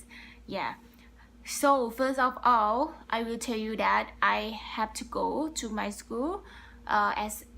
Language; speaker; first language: English; non-native, learner; Thai